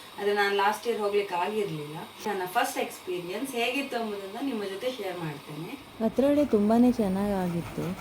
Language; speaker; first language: Kannada; non-native, local second language; Tulu